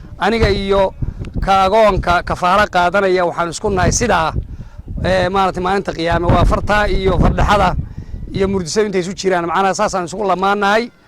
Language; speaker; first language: Somali; native; Somali